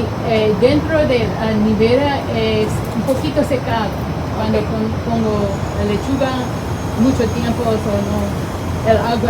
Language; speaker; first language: Spanish; non-native, learner; English